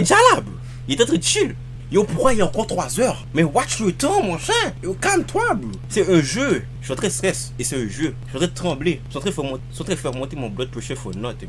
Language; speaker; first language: French; native; French